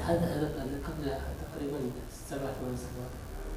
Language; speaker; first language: Arabic; non-native, fluent; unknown